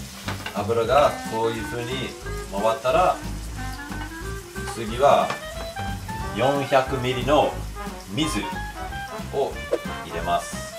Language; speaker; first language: Japanese; non-native, fluent; English